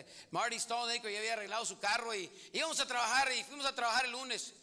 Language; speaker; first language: Spanish; early bilingual, heritage; Spanish